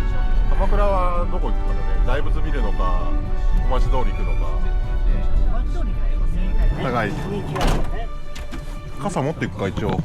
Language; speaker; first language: Japanese; native; Japanese